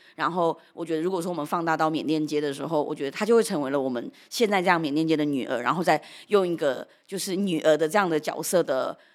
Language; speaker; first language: Chinese; early bilingual, heritage; Chinese